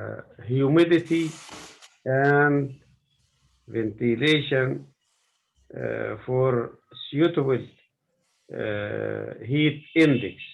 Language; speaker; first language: English; non-native, learner; Arabic